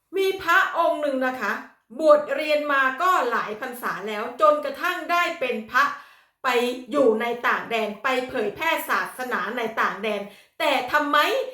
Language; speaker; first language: Thai; native; Thai